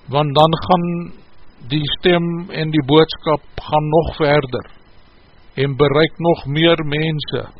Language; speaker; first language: Afrikaans; native; Afrikaans